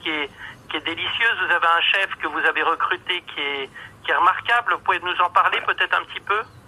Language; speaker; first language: French; native; French